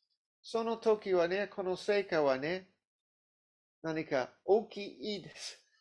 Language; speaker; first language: Japanese; non-native, learner; English